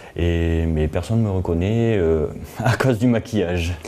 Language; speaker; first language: French; native; French